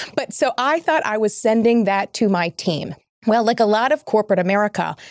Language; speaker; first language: English; native; English